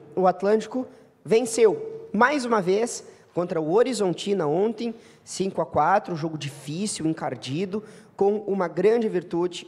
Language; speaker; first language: Portuguese; native; Portuguese